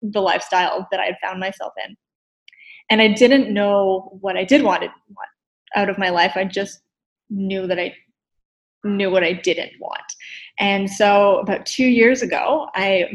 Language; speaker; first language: English; native; English